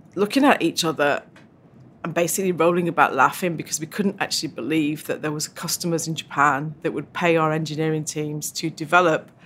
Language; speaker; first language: English; native; English